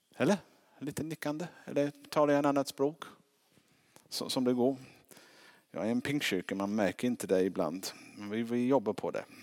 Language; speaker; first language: Swedish; non-native, fluent; English